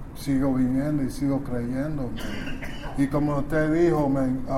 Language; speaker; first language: Spanish; early bilingual, other home language; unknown